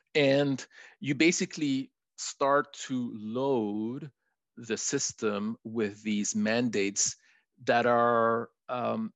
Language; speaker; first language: English; non-native, fluent; Spanish